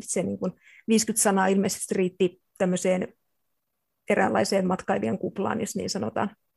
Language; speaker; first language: Finnish; native; Finnish